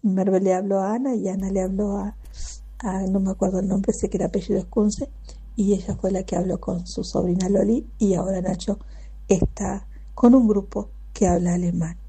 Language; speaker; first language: Spanish; native; Spanish